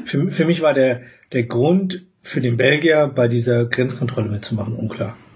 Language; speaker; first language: German; native; German